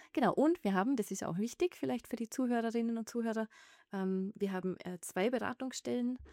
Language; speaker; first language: German; native; German